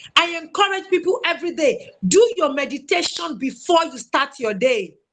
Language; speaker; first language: English; non-native, local second language; Yoruba